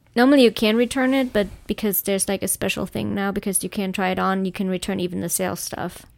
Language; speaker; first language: English; non-native, fluent; German